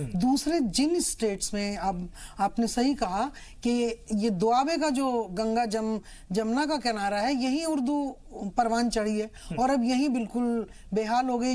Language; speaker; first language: Hindi; native; Hindi